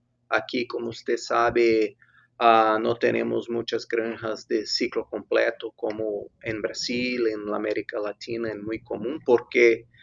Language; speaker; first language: Spanish; non-native, fluent; Portuguese